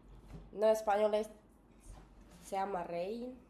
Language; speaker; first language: Spanish; non-native, learner; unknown